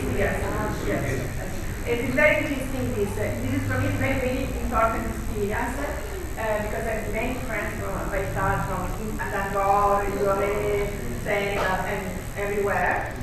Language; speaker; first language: English; non-native, learner; Italian